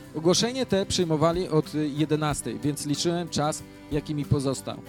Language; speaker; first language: Polish; native; Polish